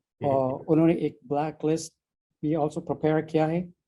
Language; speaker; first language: Hindi; non-native, learner; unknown